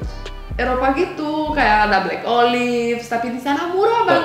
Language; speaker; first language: Indonesian; non-native, fluent; Romanian